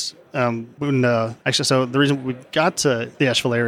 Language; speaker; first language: English; native; English